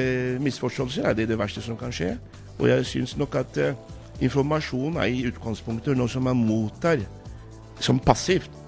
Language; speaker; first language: Norwegian; non-native, fluent; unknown